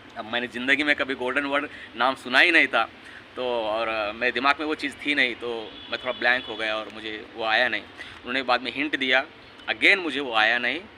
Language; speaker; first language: Hindi; non-native, local second language; Marathi